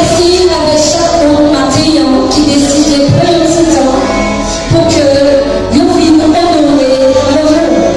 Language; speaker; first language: French; non-native, local second language; Haitian Creole